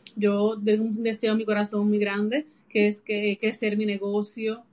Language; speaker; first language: Spanish; native; Spanish